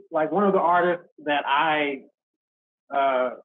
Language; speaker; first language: English; native; English